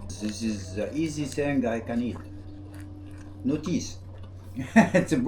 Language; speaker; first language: English; non-native, learner; Arabic